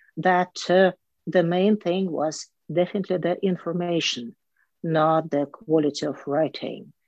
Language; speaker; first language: English; non-native, fluent; Russian